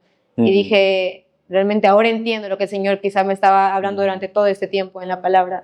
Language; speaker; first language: Spanish; native; Spanish